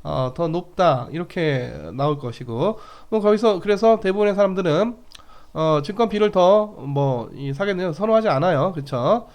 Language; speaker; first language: Korean; native; Korean